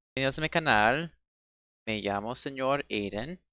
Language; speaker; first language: Spanish; non-native, learner; English